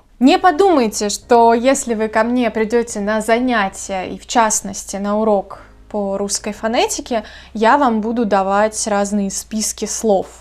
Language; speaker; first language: Russian; native; Russian